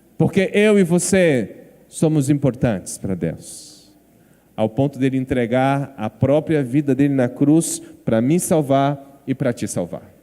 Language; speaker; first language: Portuguese; native; Portuguese